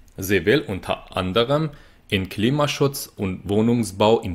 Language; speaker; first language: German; non-native, fluent; Persian